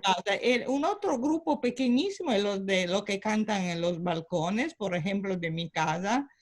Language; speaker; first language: Spanish; non-native, fluent; Italian